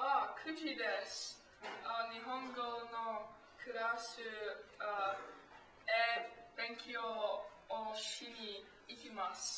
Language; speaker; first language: Japanese; non-native, learner; English